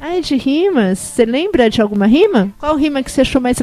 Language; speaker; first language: Portuguese; native; Portuguese